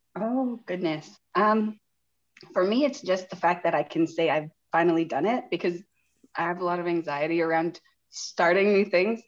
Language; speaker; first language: English; native; English